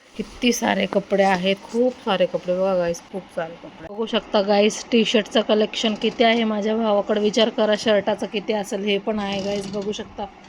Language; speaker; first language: Marathi; non-native, local second language; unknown